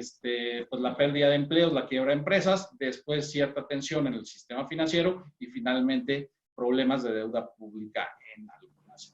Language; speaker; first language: Spanish; native; Spanish